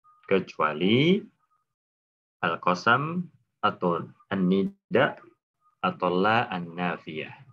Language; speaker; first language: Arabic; non-native, fluent; Indonesian